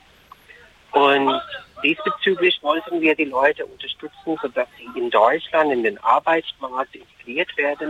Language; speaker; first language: German; non-native, fluent; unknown